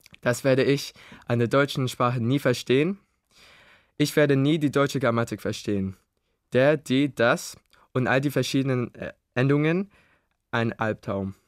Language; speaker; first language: German; early bilingual, other home language; Indonesian